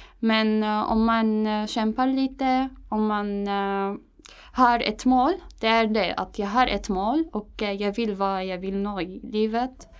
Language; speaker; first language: Swedish; non-native, fluent; Arabic